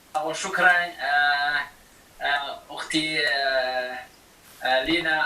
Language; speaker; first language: Arabic; non-native, fluent; Chinese